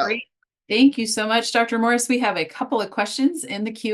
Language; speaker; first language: English; native; English